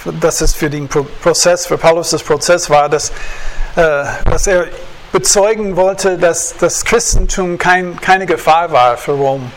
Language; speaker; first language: German; non-native, fluent; English